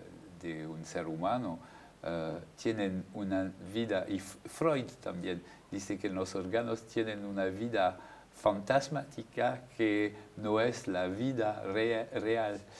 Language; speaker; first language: Spanish; non-native, fluent; French